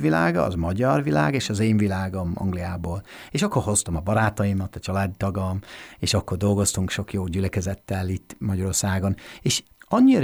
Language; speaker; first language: Hungarian; non-native, fluent; English